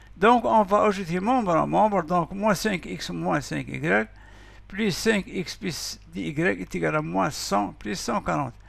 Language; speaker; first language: French; non-native, local second language; Arabic